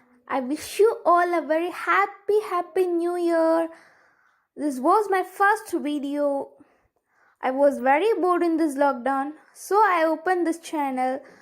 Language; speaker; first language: English; non-native, local second language; Tamil